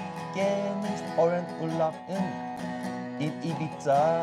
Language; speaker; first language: German; non-native, learner; English